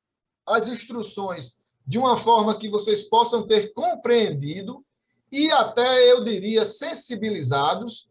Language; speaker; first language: Portuguese; native; Portuguese